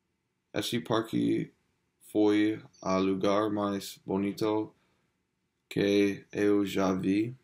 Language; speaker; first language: Portuguese; non-native, learner; English